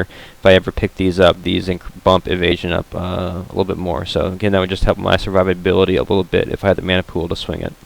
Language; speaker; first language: English; native; English